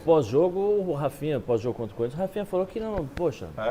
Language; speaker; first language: Portuguese; native; Portuguese